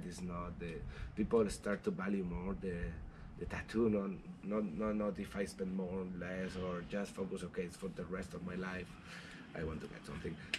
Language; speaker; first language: English; non-native, learner; Spanish